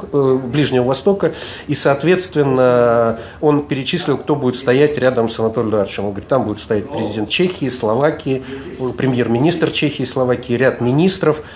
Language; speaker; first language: Russian; native; Russian